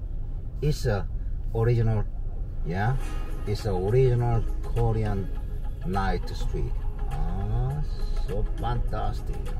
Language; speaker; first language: English; non-native, learner; Korean